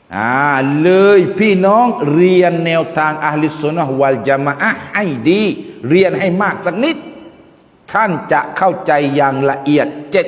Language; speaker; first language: Thai; non-native, local second language; Malay